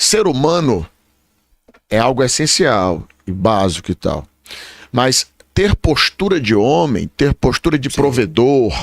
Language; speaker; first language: Portuguese; native; Portuguese